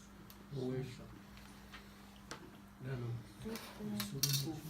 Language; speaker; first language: French; non-native, learner; Arabic